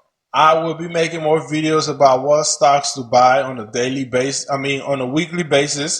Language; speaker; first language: English; native; English